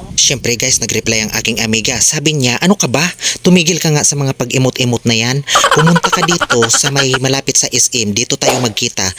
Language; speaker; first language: Filipino; native; Filipino